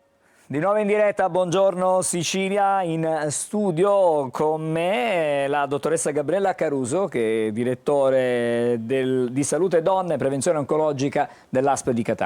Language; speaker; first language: Italian; native; Italian